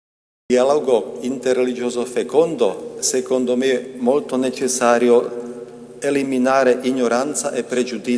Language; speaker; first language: Italian; non-native, learner; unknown